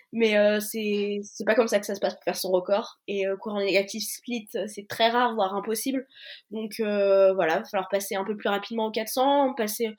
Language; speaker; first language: French; native; French